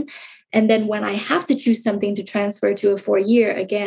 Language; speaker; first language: English; non-native, fluent; Vietnamese